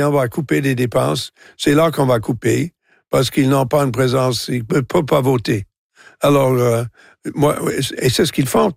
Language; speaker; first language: French; non-native, local second language; English